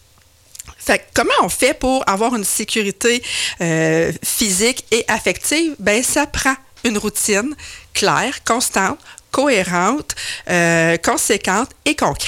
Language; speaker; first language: French; native; French